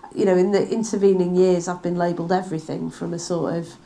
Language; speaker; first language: English; native; English